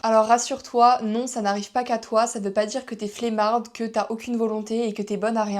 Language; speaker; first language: French; native; French